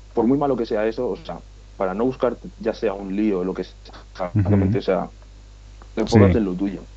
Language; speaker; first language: Spanish; native; Spanish